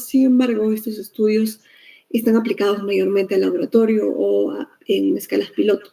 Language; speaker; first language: Spanish; native; Spanish